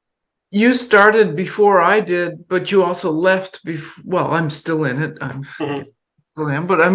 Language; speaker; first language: English; non-native, fluent; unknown